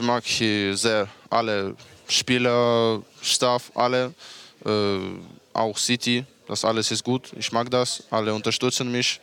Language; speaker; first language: German; non-native, learner; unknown